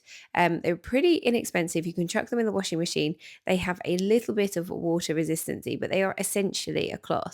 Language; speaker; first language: English; native; English